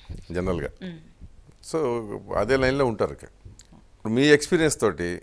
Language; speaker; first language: Telugu; native; Telugu